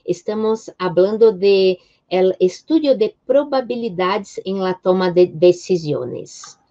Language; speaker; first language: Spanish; non-native, fluent; Portuguese